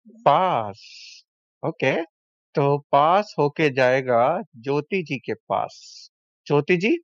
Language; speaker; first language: Hindi; native; Hindi